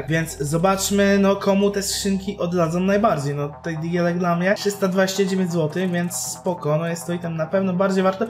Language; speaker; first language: Polish; native; Polish